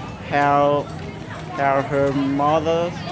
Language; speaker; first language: English; non-native, learner; Hmong